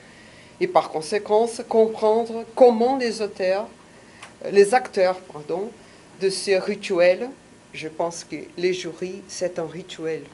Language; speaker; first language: French; non-native, fluent; Portuguese